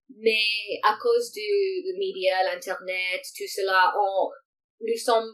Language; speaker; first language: French; non-native, local second language; English